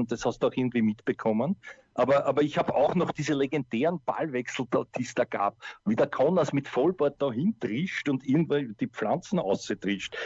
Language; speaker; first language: German; native; German